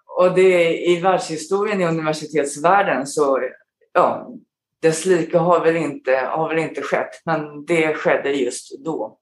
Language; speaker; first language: Swedish; native; Swedish